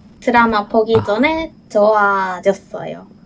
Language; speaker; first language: Korean; non-native, learner; Japanese